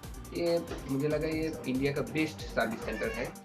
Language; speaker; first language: Hindi; non-native, learner; Bangla